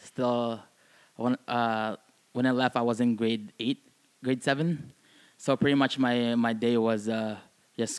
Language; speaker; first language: English; non-native, local second language; Filipino